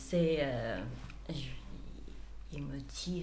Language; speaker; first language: French; non-native, fluent; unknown